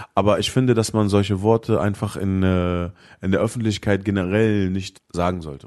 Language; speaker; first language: German; early bilingual, other home language; Arabic